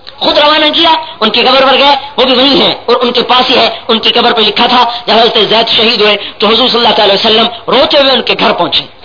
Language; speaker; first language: Urdu; non-native, local second language; Punjabi